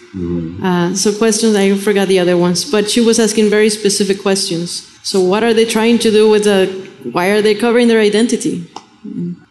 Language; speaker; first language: English; non-native, fluent; Spanish